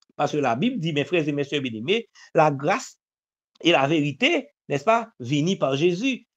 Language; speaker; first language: French; non-native, local second language; Haitian Creole